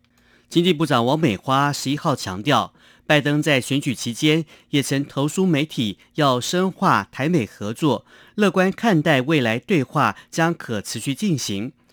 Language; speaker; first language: Chinese; non-native, local second language; Hakka Chinese